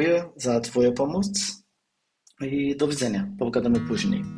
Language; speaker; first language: Polish; non-native, learner; Portuguese